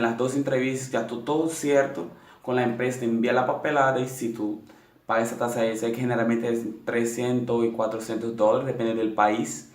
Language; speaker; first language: Spanish; non-native, local second language; Portuguese